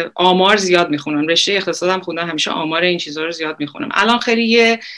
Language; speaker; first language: Persian; native; Persian